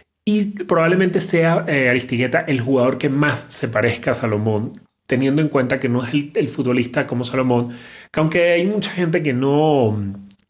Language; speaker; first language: Spanish; native; Spanish